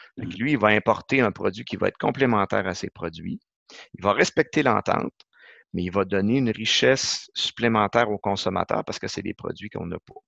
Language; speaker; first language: French; native; French